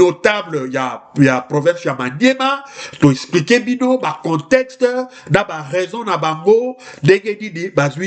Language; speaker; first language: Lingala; native; Lingala